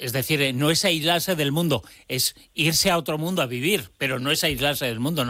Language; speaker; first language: Spanish; native; Spanish